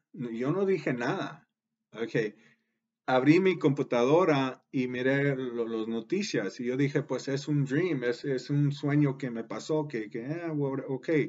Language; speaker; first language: Spanish; early bilingual, heritage; Spanish